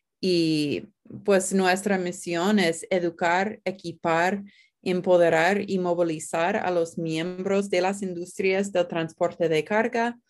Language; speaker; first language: Spanish; non-native, fluent; English